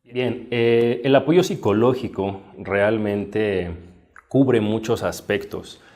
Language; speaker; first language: Spanish; native; Spanish